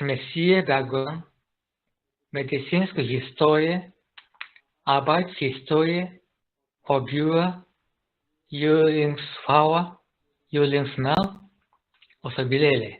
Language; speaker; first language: Danish; non-native, learner; Japanese